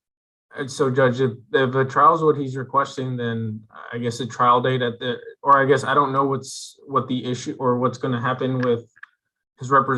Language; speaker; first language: English; native; English